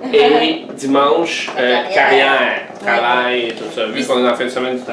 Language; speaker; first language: French; native; French